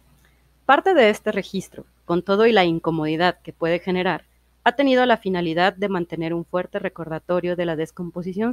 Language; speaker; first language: Spanish; native; Spanish